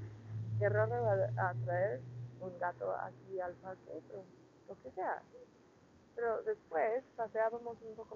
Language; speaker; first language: Spanish; non-native, learner; English